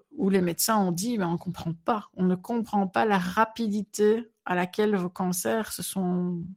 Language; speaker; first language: French; native; French